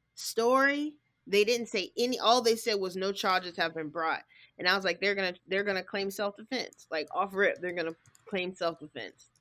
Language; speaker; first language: English; native; English